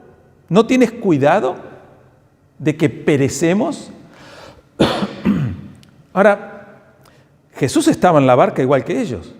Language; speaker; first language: Spanish; native; Spanish